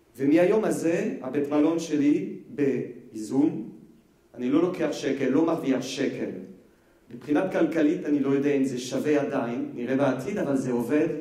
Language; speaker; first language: Hebrew; non-native, fluent; French